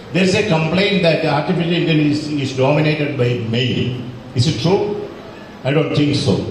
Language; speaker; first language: English; non-native, local second language; Malayalam